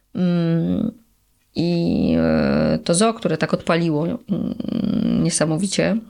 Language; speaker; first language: Polish; native; Polish